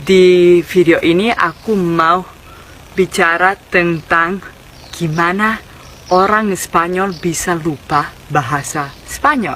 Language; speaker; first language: Indonesian; non-native, fluent; Spanish